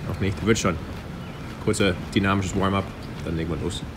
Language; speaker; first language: German; non-native, fluent; English